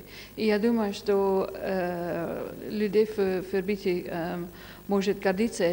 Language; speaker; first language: Russian; non-native, fluent; English